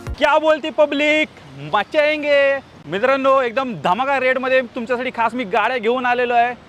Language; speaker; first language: Marathi; native; Marathi